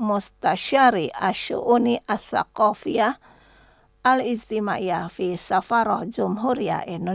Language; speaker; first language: Arabic; non-native, fluent; Indonesian